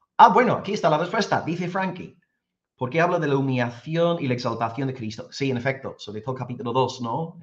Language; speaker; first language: Spanish; non-native, fluent; English